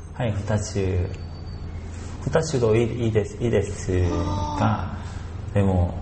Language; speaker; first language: Japanese; non-native, learner; Korean